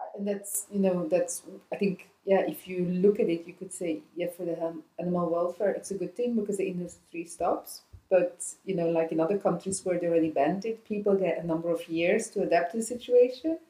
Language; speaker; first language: English; non-native, fluent; Dutch